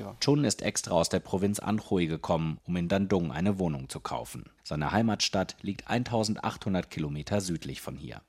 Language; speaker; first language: German; native; German